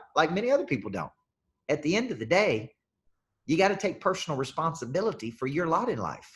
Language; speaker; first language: English; native; English